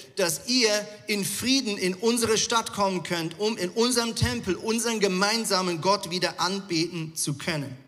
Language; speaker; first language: German; native; German